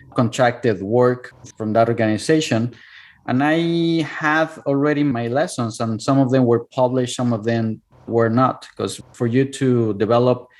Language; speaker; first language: English; non-native, fluent; Spanish